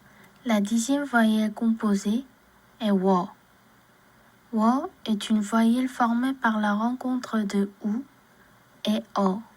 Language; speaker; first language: French; non-native, learner; Korean